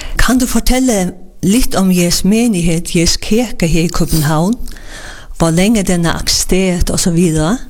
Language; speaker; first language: Danish; non-native, local second language; Faroese